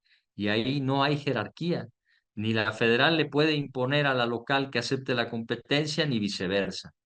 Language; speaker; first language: Spanish; native; Spanish